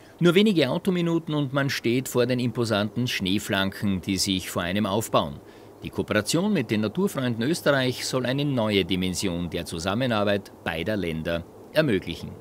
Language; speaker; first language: German; native; German